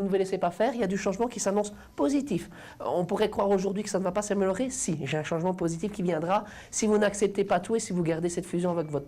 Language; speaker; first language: French; native; French